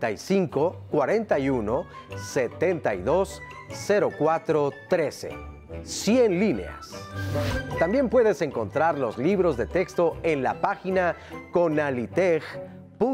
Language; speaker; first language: Spanish; native; Spanish